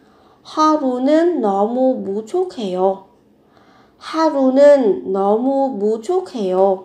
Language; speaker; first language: Korean; non-native, fluent; Vietnamese